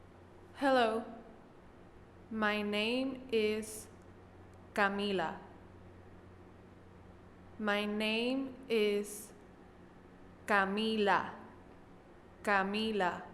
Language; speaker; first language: English; non-native, local second language; Spanish